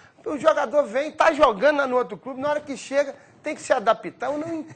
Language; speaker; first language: Portuguese; native; Portuguese